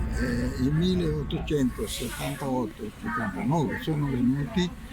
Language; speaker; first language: Italian; early bilingual, heritage; Portuguese